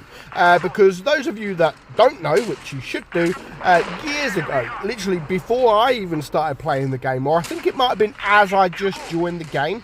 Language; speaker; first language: English; native; English